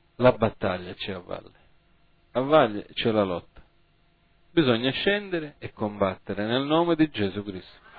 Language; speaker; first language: Italian; early bilingual, heritage; Italian